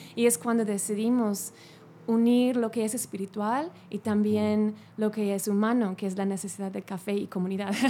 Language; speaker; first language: Spanish; non-native, fluent; English